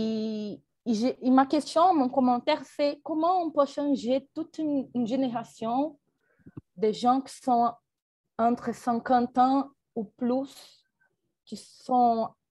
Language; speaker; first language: French; non-native, fluent; Portuguese